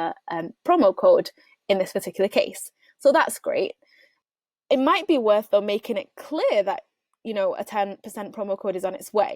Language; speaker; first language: English; native; English